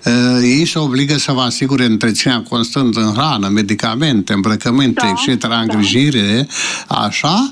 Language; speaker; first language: Romanian; native; Romanian